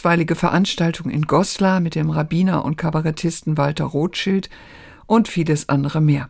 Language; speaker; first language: German; native; German